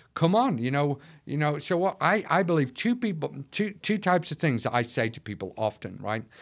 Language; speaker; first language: English; native; English